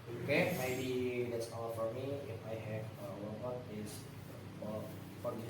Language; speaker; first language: English; non-native, learner; Indonesian